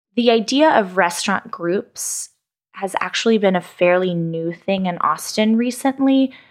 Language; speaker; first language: English; native; English